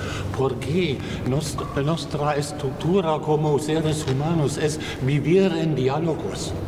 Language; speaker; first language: Spanish; non-native, fluent; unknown